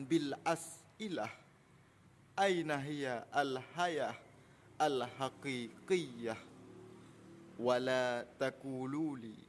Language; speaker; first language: Arabic; non-native, learner; Achinese